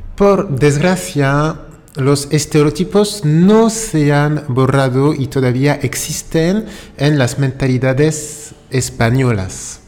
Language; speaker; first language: Spanish; non-native, fluent; French